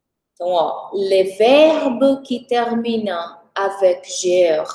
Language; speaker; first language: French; non-native, fluent; Portuguese